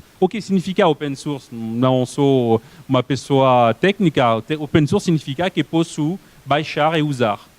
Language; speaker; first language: Portuguese; non-native, fluent; French